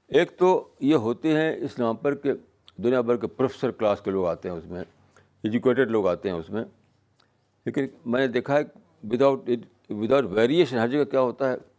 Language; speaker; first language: Urdu; native; Urdu